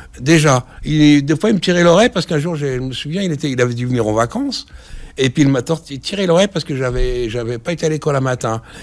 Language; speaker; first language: French; early bilingual, other home language; Arabic